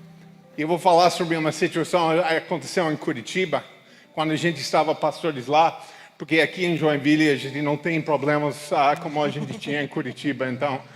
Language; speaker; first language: Portuguese; non-native, fluent; English